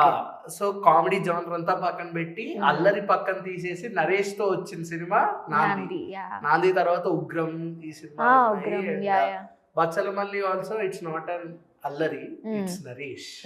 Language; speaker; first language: Telugu; native; Telugu